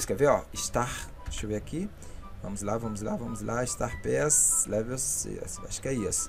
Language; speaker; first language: Portuguese; native; Portuguese